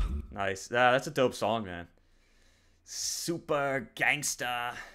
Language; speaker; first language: English; native; English